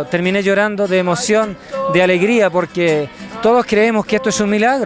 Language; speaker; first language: Spanish; native; Spanish